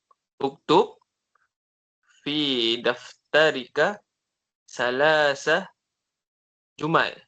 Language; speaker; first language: Arabic; non-native, learner; Malay